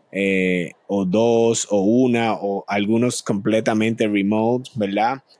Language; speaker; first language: Spanish; native; Spanish